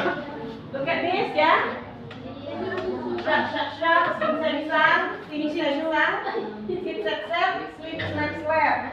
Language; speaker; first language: English; non-native, learner; Indonesian